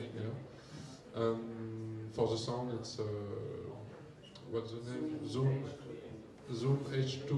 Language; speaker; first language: English; non-native, learner; French